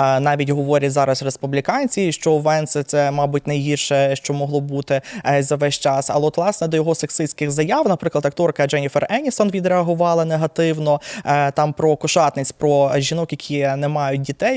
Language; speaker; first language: Ukrainian; native; Ukrainian